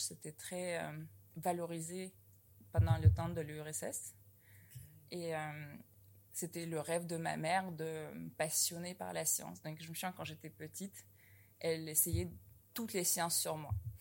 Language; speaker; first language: French; non-native, fluent; Russian